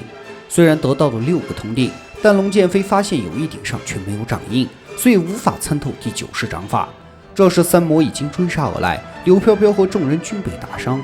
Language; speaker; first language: Chinese; native; Chinese